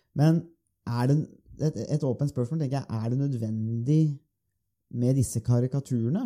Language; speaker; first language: Norwegian; native; Norwegian